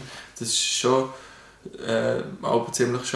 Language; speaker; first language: German; native; German